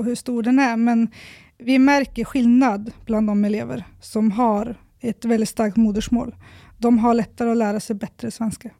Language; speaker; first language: Swedish; early bilingual, other home language; Persian